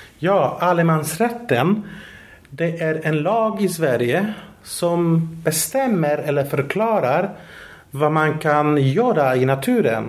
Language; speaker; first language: Swedish; non-native, fluent; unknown